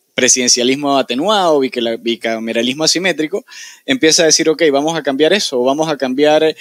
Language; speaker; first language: Spanish; native; Spanish